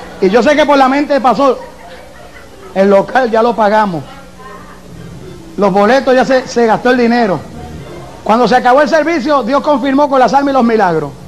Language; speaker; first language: Spanish; native; Spanish